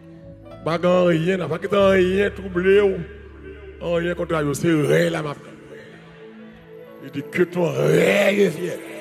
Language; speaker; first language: French; non-native, learner; Haitian Creole